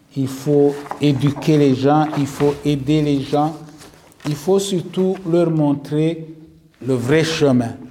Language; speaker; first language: French; non-native, local second language; Kinyarwanda